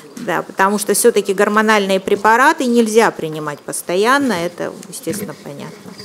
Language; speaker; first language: Russian; native; Russian